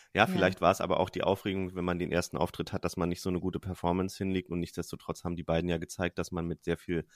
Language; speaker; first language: German; native; German